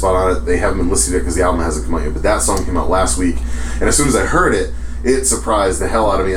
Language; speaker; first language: English; native; English